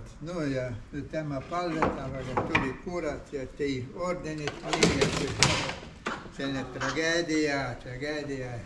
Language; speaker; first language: Estonian; non-native, learner; Ukrainian